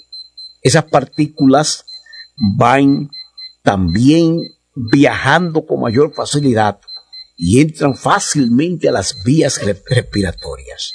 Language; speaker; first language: Spanish; native; Spanish